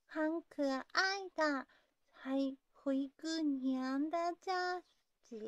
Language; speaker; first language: Chinese; non-native, learner; Japanese